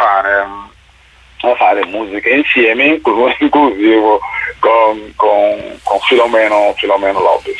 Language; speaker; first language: Italian; non-native, fluent; Upper Guinea Crioulo